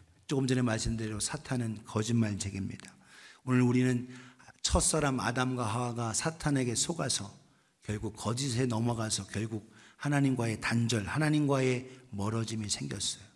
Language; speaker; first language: Korean; native; Korean